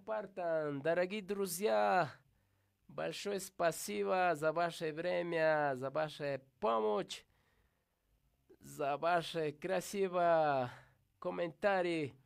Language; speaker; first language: Russian; non-native, learner; Spanish